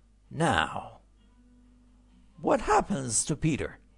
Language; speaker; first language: English; non-native, fluent; Persian